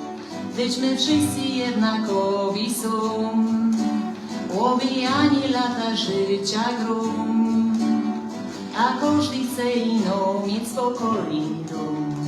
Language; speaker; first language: Polish; native; Polish